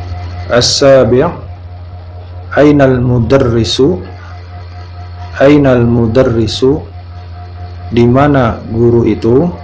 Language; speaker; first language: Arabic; non-native, fluent; Indonesian